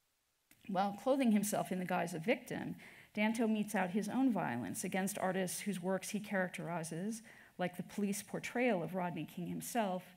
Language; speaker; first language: English; native; English